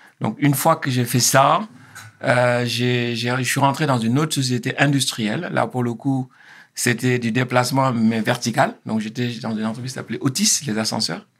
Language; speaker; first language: French; non-native, local second language; Wolof